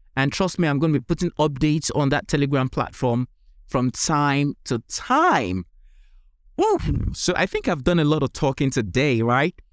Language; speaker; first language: English; non-native, local second language; Yoruba